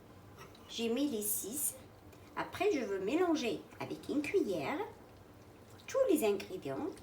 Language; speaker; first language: French; non-native, local second language; Arabic